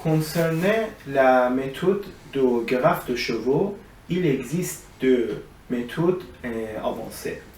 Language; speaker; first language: French; non-native, learner; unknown